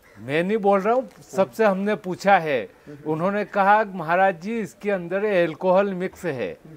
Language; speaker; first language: Hindi; native; Hindi